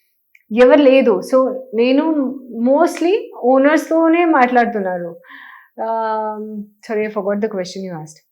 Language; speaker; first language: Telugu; non-native, learner; Hindi